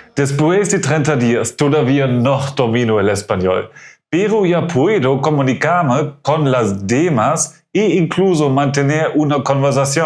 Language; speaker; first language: Spanish; non-native, learner; German